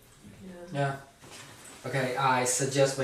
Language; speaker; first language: English; non-native, fluent; Chinese